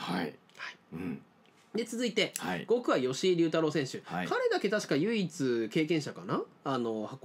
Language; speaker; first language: Japanese; native; Japanese